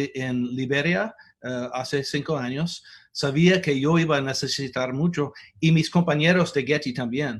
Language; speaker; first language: Spanish; non-native, fluent; English